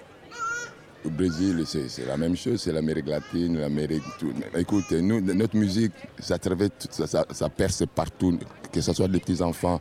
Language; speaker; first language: French; non-native, local second language; Lingala